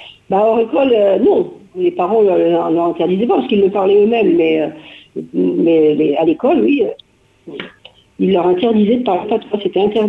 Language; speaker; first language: French; native; French